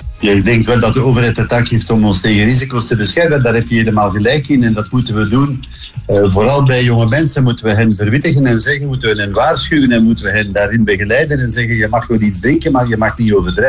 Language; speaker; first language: Dutch; native; Dutch